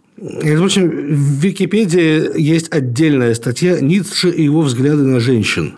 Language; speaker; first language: Russian; native; Russian